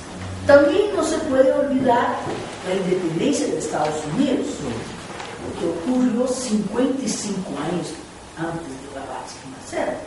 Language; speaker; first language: Spanish; non-native, fluent; Portuguese